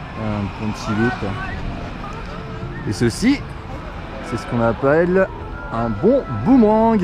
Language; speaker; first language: French; native; French